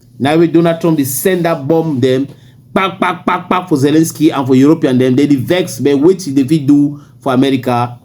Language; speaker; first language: Nigerian Pidgin; native; Nigerian Pidgin